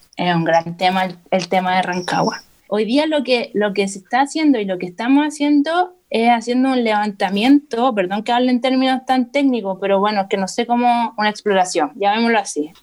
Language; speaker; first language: Spanish; native; Spanish